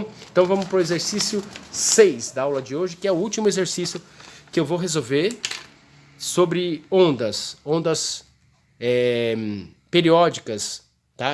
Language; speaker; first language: Portuguese; native; Portuguese